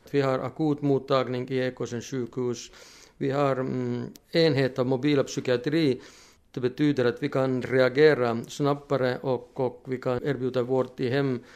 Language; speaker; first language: Swedish; non-native, fluent; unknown